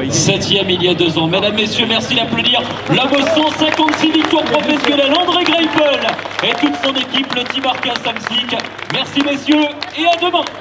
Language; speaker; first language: French; native; French